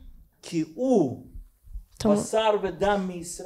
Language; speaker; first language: Hebrew; non-native, fluent; Russian